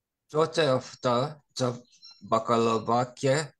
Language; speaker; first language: Greek; non-native, learner; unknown